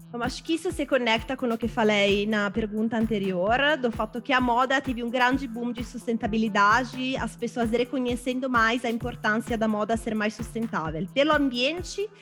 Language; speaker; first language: Portuguese; non-native, fluent; Italian